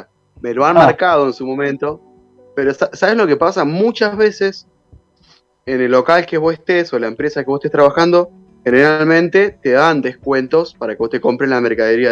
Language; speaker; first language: Spanish; native; Spanish